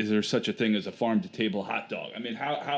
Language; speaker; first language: English; native; English